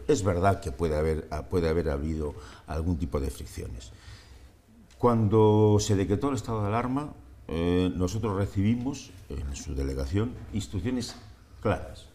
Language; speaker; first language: Spanish; native; Spanish